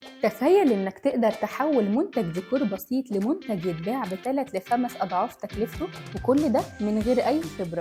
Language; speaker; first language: Arabic; native; Arabic